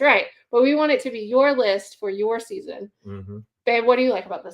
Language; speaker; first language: English; native; English